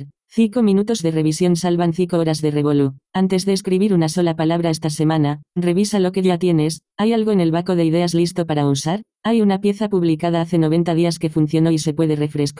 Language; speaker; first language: Spanish; native; Spanish